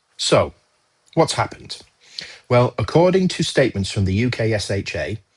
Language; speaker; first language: English; native; English